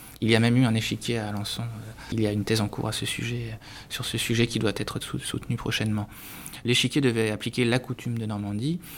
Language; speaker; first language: French; native; French